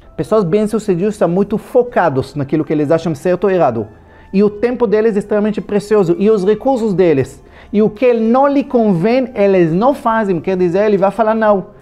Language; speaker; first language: Portuguese; non-native, fluent; Hebrew